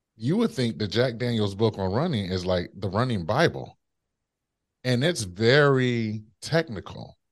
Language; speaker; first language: English; native; English